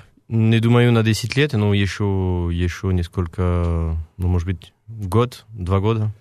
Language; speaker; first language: Russian; non-native, fluent; French